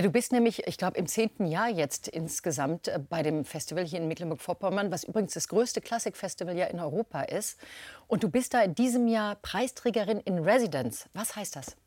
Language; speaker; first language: German; native; German